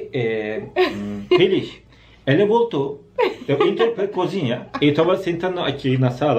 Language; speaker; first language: Portuguese; non-native, learner; Turkish